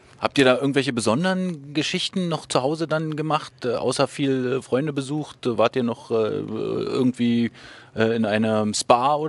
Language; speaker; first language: German; native; German